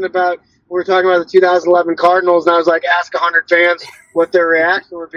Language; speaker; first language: English; native; English